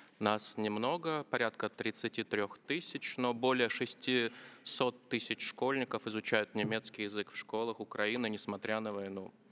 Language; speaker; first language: Russian; native; Russian